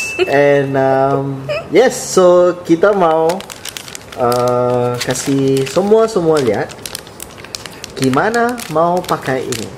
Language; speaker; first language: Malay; non-native, learner; English